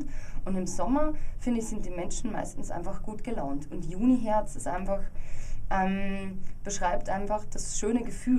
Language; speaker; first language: German; native; German